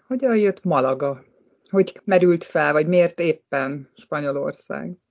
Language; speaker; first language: Hungarian; native; Hungarian